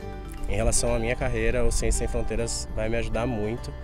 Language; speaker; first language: Portuguese; native; Portuguese